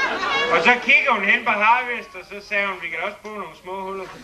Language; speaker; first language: Danish; native; Danish